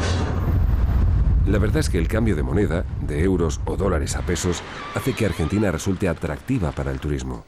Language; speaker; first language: Spanish; native; Spanish